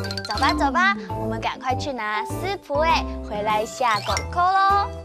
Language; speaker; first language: Chinese; native; Chinese